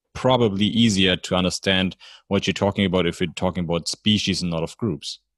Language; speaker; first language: English; non-native, fluent; German